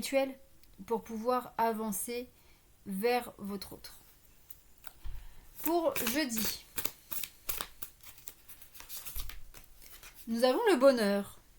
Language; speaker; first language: French; native; French